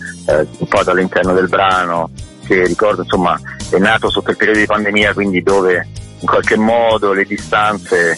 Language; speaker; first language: Italian; native; Italian